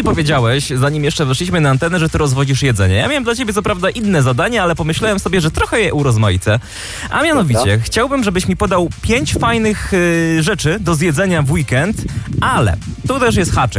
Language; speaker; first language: Polish; native; Polish